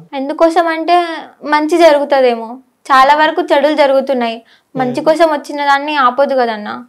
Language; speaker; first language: Telugu; non-native, local second language; Marathi